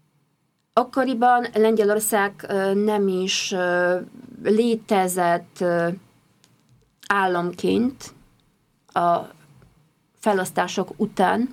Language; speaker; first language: Hungarian; non-native, fluent; Polish